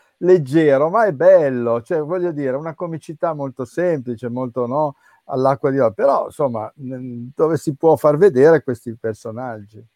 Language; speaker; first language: Italian; native; Italian